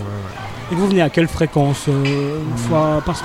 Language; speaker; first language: French; native; French